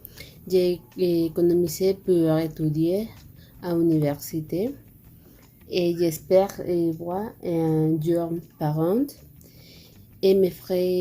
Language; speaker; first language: French; non-native, learner; Spanish